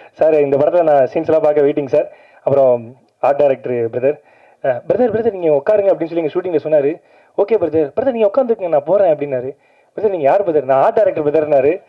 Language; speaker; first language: Tamil; native; Tamil